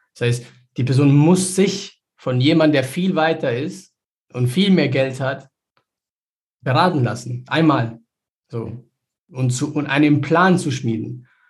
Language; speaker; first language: German; early bilingual, other home language; Spanish